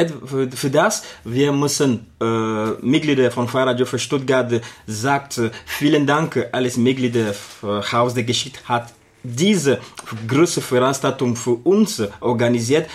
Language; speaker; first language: German; non-native, learner; Arabic